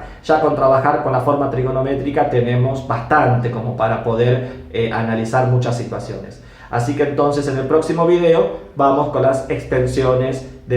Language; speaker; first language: Spanish; native; Spanish